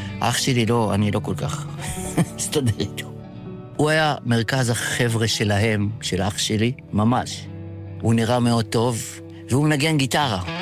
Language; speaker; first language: Hebrew; early bilingual, other home language; Yiddish